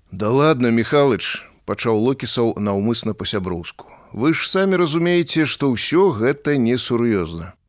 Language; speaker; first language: Belarusian; native; Belarusian